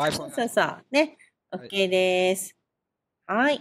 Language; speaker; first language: Japanese; non-native, learner; Hindi